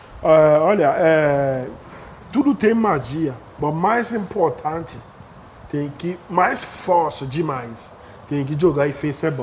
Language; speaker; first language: Portuguese; non-native, learner; Yoruba